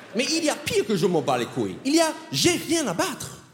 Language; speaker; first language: French; non-native, fluent; English